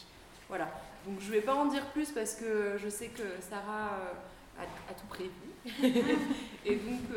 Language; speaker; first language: French; native; French